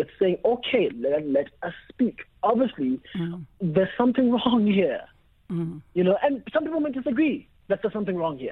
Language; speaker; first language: English; non-native, local second language; Xhosa